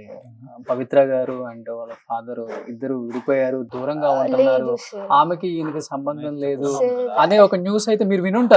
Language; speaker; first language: Telugu; native; Telugu